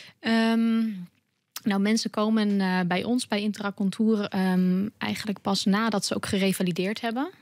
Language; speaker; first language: Dutch; native; Dutch